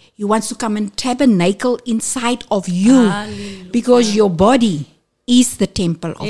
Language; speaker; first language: English; non-native, local second language; Afrikaans